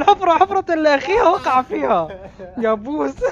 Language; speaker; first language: Arabic; native; Arabic